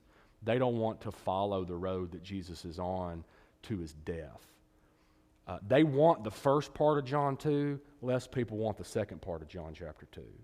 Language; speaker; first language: English; native; English